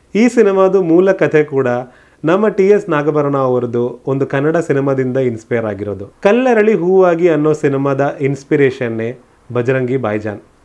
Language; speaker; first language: Kannada; non-native, local second language; Malayalam